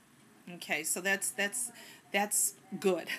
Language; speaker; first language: English; native; English